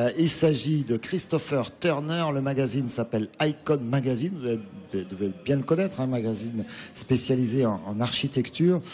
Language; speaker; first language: French; native; French